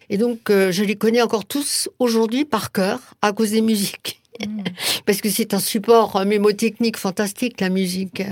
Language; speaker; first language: French; non-native, local second language; Swiss German